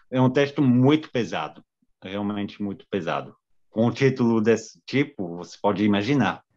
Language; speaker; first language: Portuguese; non-native, fluent; French